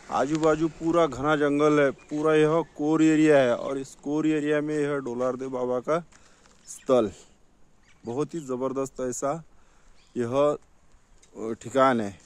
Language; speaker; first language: Hindi; non-native, local second language; Marathi